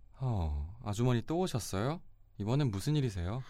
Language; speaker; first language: Korean; native; Korean